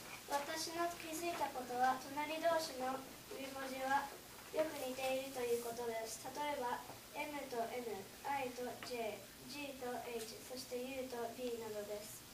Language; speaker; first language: Japanese; early bilingual, heritage; Japanese